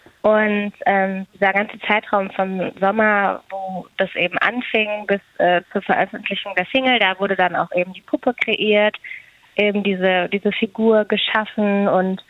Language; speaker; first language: German; native; German